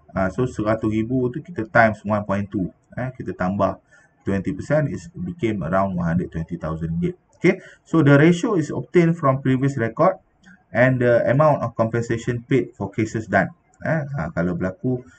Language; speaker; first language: English; non-native, local second language; Malay